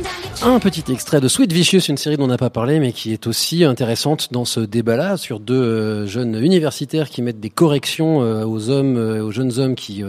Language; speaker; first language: French; native; French